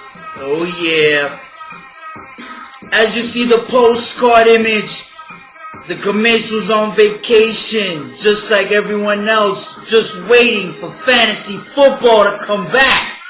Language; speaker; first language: English; native; English